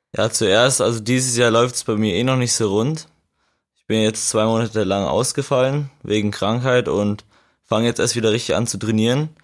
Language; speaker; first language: German; native; German